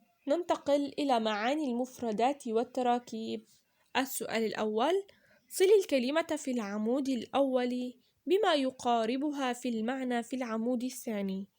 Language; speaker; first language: Arabic; native; Arabic